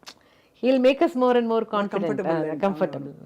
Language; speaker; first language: Telugu; non-native, local second language; Malayalam